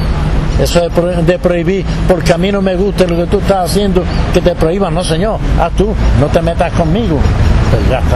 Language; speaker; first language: Spanish; native; Spanish